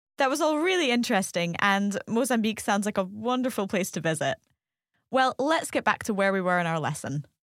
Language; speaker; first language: English; native; English